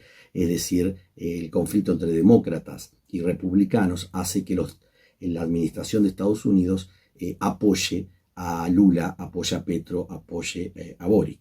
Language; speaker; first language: Spanish; native; Spanish